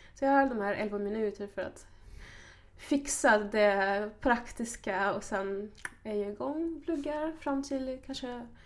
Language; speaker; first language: Swedish; non-native, fluent; Russian